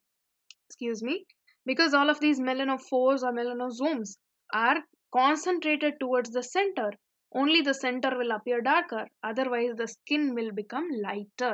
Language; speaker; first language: English; non-native, local second language; Hindi